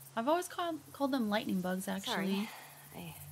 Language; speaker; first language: English; native; English